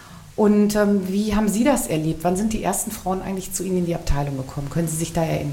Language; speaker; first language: German; native; German